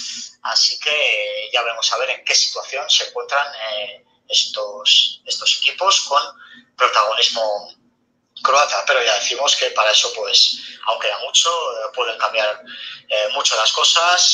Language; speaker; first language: Spanish; native; Spanish